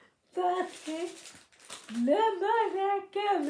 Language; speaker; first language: French; non-native, learner; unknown